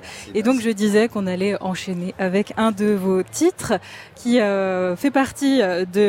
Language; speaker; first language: French; native; French